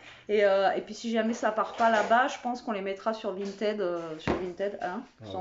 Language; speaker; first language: French; native; French